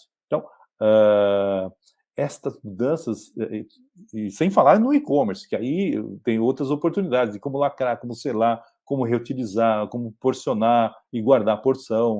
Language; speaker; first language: Portuguese; native; Portuguese